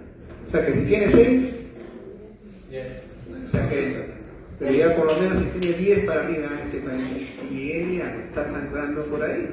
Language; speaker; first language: Spanish; native; Spanish